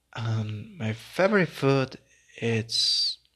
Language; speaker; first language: English; non-native, learner; Spanish